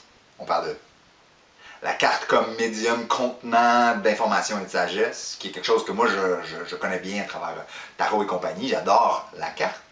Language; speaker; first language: French; native; French